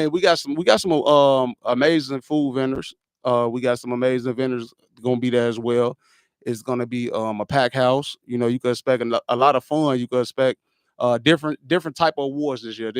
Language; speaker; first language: English; native; English